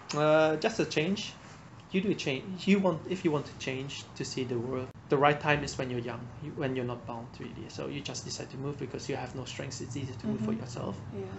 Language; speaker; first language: English; non-native, fluent; Vietnamese